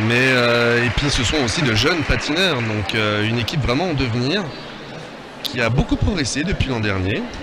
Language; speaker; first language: French; native; French